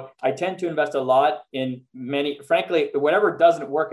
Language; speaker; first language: English; native; English